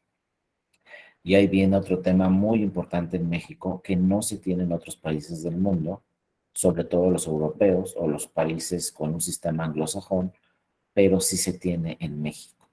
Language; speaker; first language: Spanish; native; Spanish